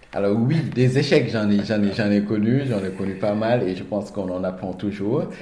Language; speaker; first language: French; non-native, local second language; Wolof